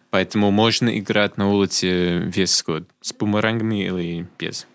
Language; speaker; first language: Russian; non-native, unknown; English